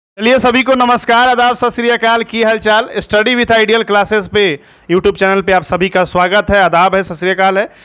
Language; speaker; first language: Hindi; native; Hindi